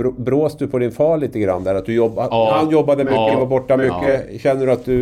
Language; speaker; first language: Swedish; native; Swedish